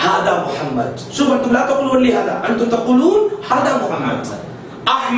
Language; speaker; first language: Arabic; non-native, fluent; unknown